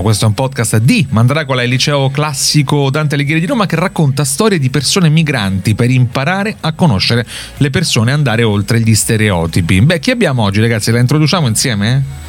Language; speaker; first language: Italian; native; Italian